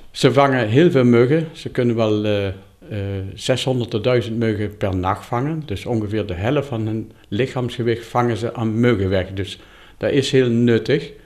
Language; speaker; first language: Dutch; native; Dutch